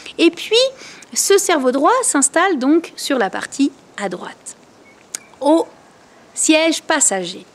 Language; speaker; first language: French; native; French